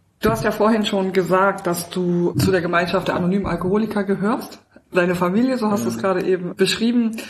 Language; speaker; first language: German; native; German